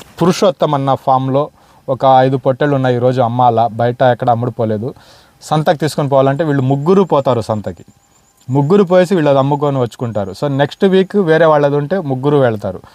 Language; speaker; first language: Telugu; non-native, local second language; Urdu